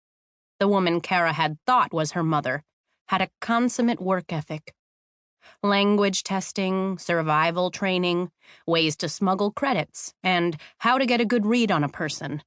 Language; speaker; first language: English; native; English